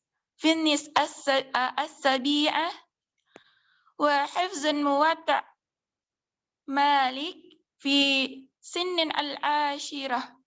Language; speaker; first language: Arabic; non-native, learner; Indonesian